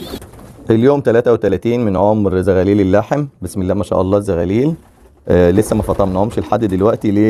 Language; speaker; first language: Arabic; native; Arabic